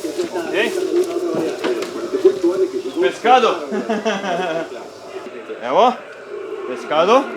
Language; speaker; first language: Spanish; non-native, learner; Serbian